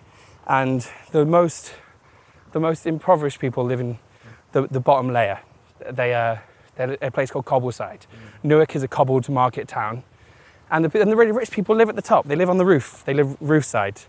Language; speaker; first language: English; native; English